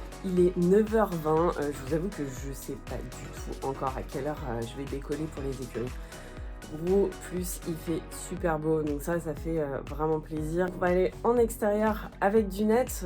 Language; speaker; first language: French; native; French